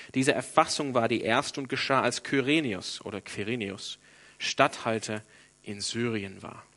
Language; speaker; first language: German; non-native, fluent; English